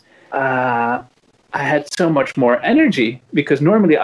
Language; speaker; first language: English; non-native, fluent; Dutch